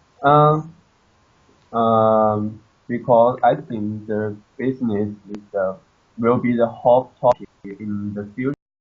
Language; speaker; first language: English; non-native, learner; Chinese